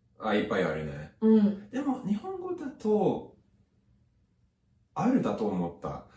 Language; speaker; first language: Japanese; non-native, learner; English